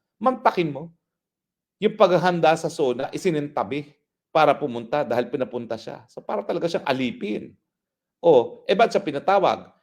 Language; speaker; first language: Filipino; native; Filipino